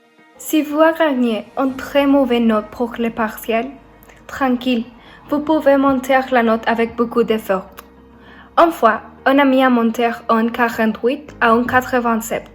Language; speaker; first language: French; non-native, learner; Spanish